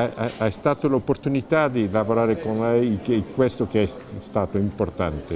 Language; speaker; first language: Italian; non-native, learner; Portuguese